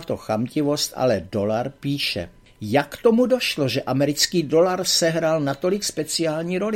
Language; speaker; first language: Czech; native; Czech